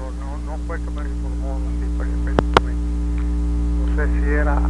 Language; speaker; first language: Spanish; native; Spanish